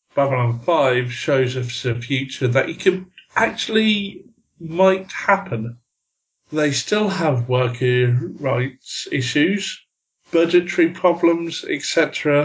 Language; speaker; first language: English; native; English